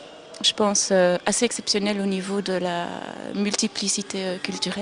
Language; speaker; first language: French; native; French